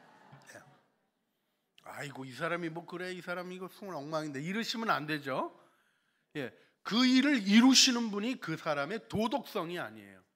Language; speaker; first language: Korean; native; Korean